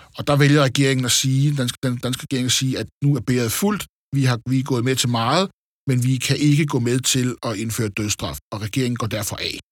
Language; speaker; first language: Danish; native; Danish